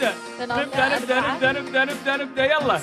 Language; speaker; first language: Arabic; native; Arabic